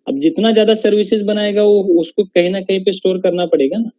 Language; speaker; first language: Hindi; non-native, local second language; Marathi